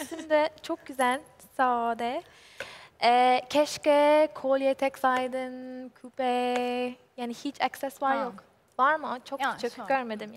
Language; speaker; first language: Turkish; non-native, learner; English